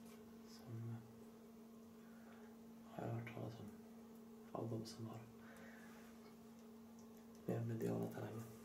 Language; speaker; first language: Swedish; native; Swedish